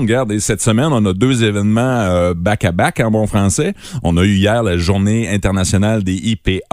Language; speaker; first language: French; native; French